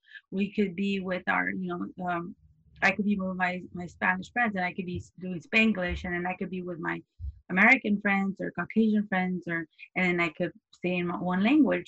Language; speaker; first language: English; native; English